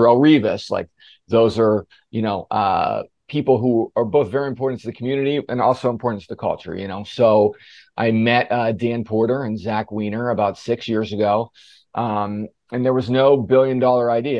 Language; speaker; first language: English; native; English